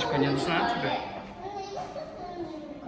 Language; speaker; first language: Russian; native; Russian